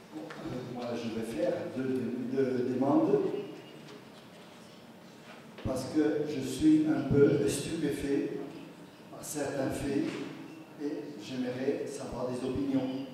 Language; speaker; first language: French; non-native, fluent; Spanish